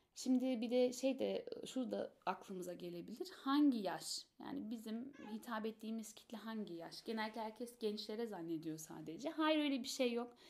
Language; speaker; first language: Turkish; early bilingual, heritage; Turkish